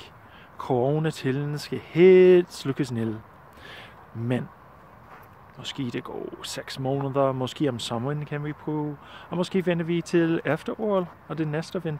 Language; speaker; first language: Danish; non-native, learner; English